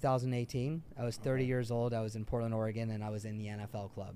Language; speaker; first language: English; early bilingual, other home language; French